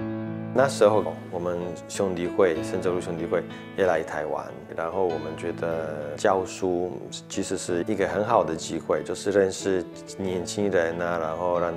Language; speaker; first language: Chinese; non-native, fluent; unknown